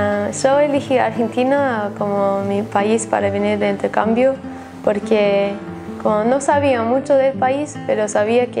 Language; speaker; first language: Spanish; non-native, fluent; English